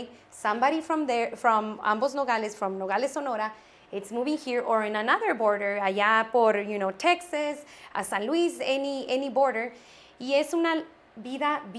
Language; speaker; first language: English; non-native, fluent; Spanish